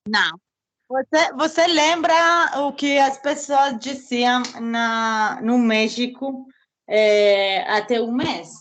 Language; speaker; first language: Portuguese; non-native, learner; Spanish